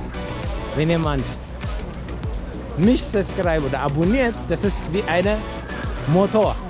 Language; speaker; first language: German; non-native, learner; Amharic